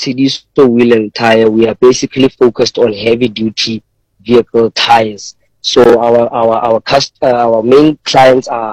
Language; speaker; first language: English; non-native, local second language; Tswana